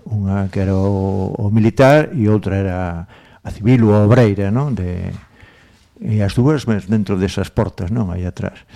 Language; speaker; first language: Galician; non-native, local second language; Spanish